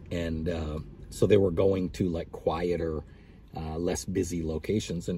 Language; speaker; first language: English; native; English